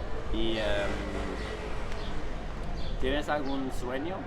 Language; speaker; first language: Spanish; non-native, fluent; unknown